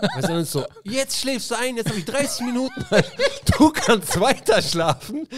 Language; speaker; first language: German; early bilingual, other home language; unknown